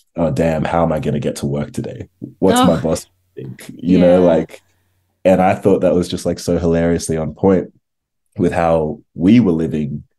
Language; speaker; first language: English; native; English